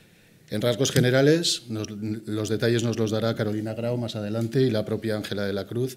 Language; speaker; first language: Spanish; native; Spanish